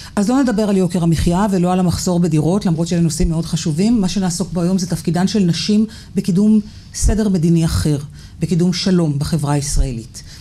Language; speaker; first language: Hebrew; native; Hebrew